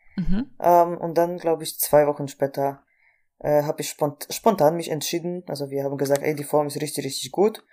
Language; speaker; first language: German; non-native, fluent; Polish